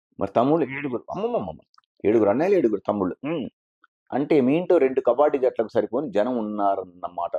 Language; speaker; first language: Telugu; non-native, local second language; Lambadi